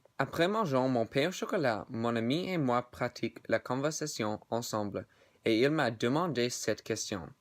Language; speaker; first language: French; non-native, learner; English